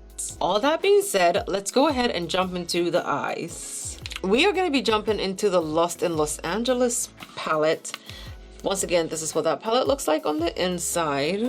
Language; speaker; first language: English; native; English